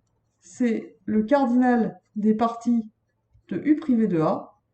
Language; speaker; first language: French; native; French